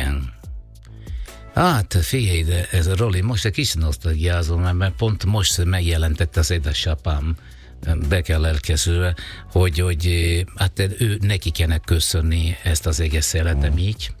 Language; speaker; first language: Hungarian; non-native, learner; Italian